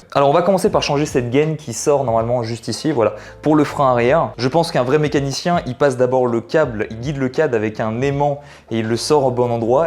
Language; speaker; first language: French; native; French